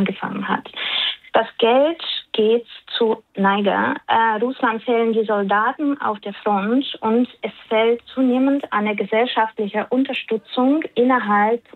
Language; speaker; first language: German; non-native, fluent; Russian